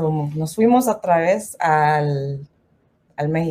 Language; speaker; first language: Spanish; non-native, learner; English